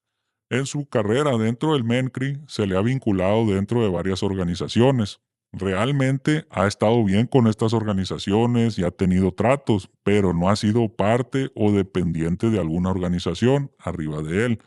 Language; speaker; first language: Spanish; native; Spanish